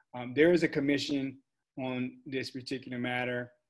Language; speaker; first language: English; native; English